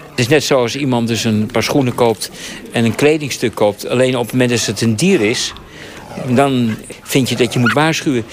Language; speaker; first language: Dutch; native; Dutch